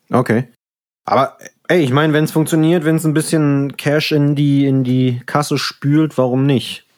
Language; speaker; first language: German; native; German